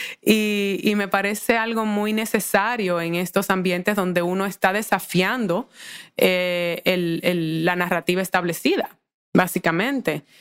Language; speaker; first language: Spanish; native; Spanish